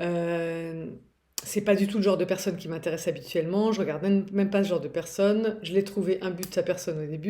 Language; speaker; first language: French; native; French